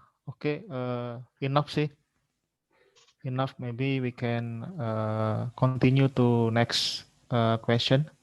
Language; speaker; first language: English; non-native, learner; Indonesian